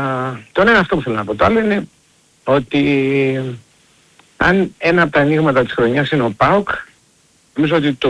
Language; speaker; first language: Greek; native; Greek